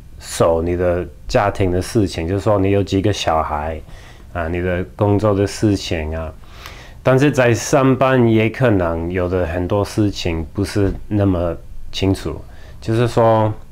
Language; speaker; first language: Chinese; non-native, fluent; English